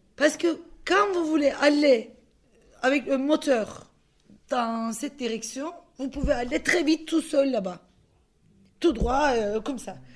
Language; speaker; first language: French; non-native, fluent; Turkish